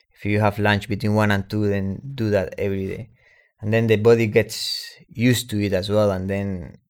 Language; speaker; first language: English; non-native, fluent; Spanish